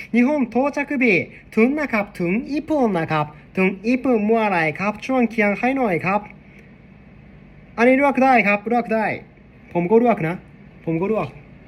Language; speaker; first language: Thai; non-native, learner; Japanese